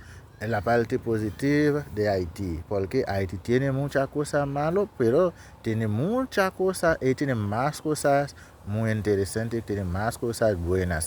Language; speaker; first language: Spanish; non-native, learner; Haitian Creole